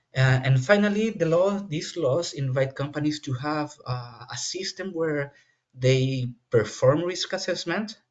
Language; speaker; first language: English; non-native, fluent; Spanish